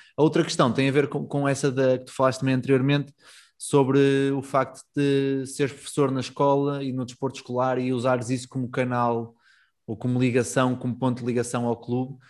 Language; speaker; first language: Portuguese; native; Portuguese